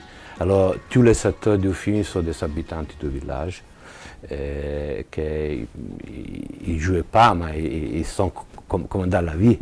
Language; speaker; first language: French; non-native, learner; Italian